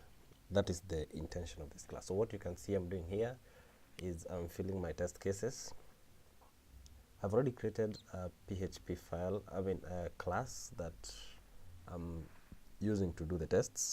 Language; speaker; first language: English; non-native, local second language; Swahili